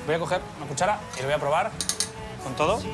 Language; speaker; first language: Spanish; native; Spanish